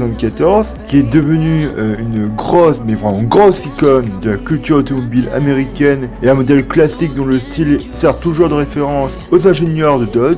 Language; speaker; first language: French; native; French